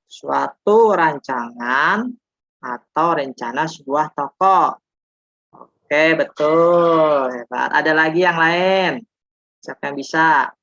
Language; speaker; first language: Indonesian; native; Indonesian